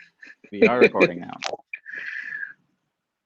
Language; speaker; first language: English; non-native, local second language; Hindi